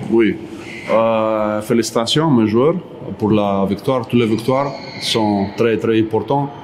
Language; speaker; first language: French; non-native, learner; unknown